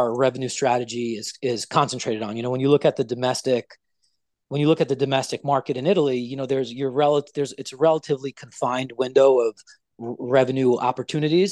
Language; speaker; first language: English; native; English